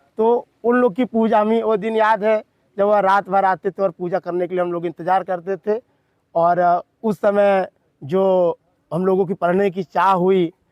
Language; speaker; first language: Hindi; non-native, local second language; Gujarati